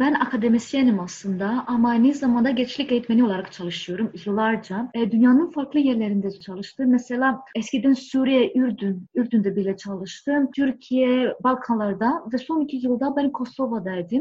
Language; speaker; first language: Turkish; non-native, fluent; Greek